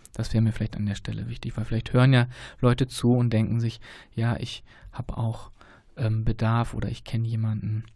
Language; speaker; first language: German; native; German